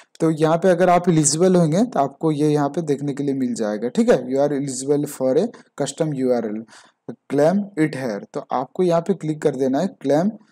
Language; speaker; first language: Hindi; native; Hindi